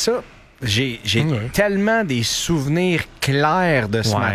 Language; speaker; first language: French; native; French